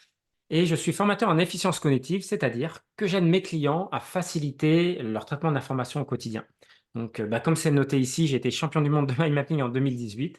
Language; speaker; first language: French; native; French